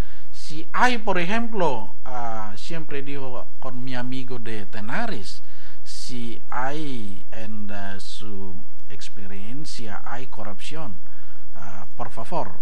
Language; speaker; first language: Spanish; non-native, learner; Indonesian